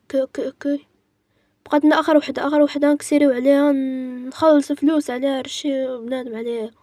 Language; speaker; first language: Arabic; native; Arabic